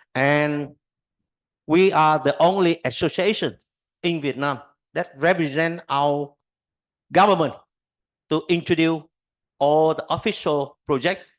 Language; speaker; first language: English; non-native, learner; Vietnamese